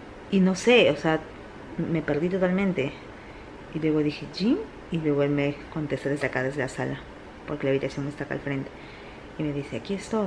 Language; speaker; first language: Spanish; native; Spanish